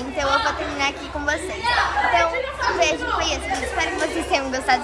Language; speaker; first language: Portuguese; native; Portuguese